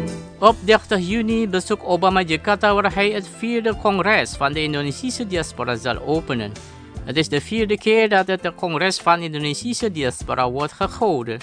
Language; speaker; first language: Dutch; non-native, learner; Indonesian